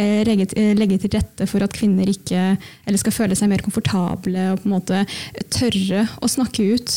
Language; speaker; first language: Norwegian; native; Norwegian